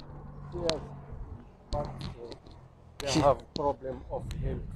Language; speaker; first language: English; non-native, learner; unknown